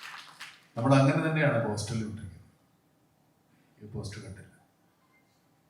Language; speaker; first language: Malayalam; native; Malayalam